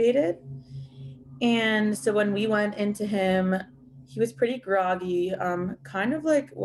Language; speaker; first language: English; native; English